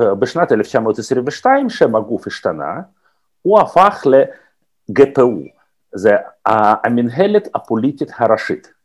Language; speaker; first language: Hebrew; non-native, fluent; Russian